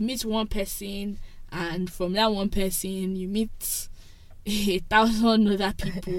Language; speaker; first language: English; non-native, local second language; Yoruba